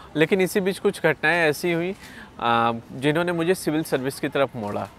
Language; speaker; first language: Hindi; native; Hindi